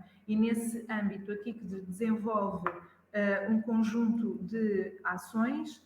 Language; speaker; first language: Portuguese; native; Portuguese